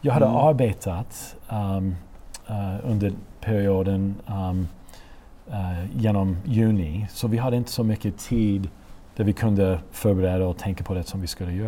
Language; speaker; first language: Swedish; non-native, fluent; English